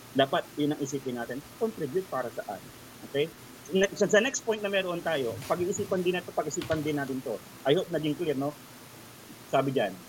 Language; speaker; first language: Filipino; non-native, local second language; Hiligaynon